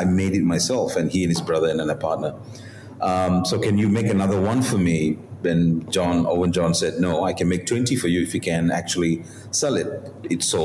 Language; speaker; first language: English; non-native, local second language; Tamil